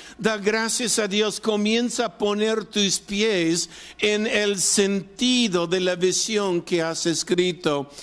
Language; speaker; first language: Spanish; non-native, fluent; English